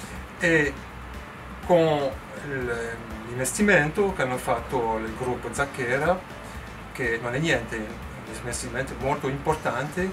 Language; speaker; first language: Italian; non-native, learner; French